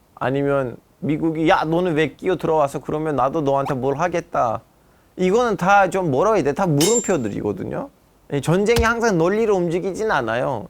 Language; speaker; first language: Korean; non-native, fluent; Turkish